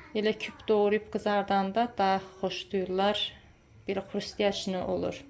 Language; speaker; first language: Azerbaijani; early bilingual, heritage; Azerbaijani